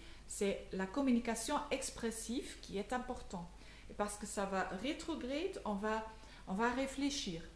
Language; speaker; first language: French; non-native, local second language; Dutch